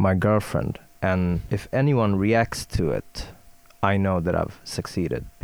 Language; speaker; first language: English; non-native, fluent; Swedish